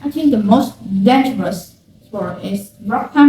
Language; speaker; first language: English; non-native, learner; Vietnamese